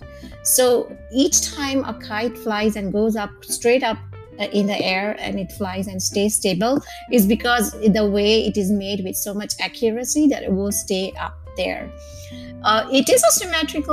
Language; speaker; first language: English; non-native, local second language; Gujarati